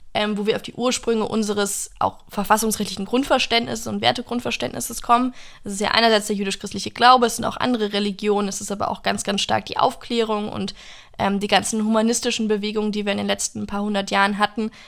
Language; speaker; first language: German; non-native, fluent; English